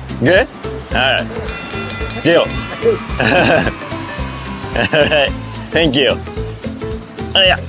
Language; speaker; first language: English; non-native, learner; Japanese